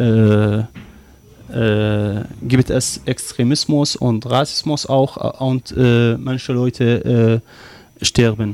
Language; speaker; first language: German; non-native, learner; Arabic